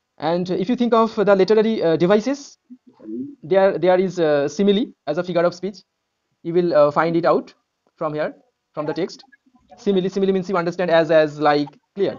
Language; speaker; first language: English; non-native, local second language; Bangla